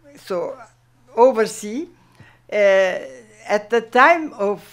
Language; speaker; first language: English; non-native, fluent; German